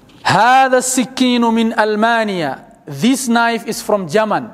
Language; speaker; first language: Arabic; non-native, fluent; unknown